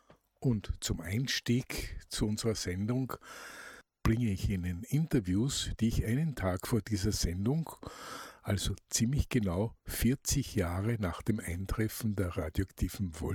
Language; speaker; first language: German; native; German